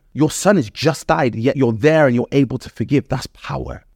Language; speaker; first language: English; native; English